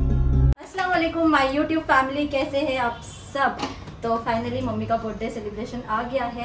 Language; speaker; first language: Hindi; native; Hindi